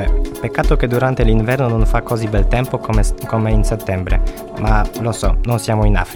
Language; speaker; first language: Italian; non-native, fluent; Polish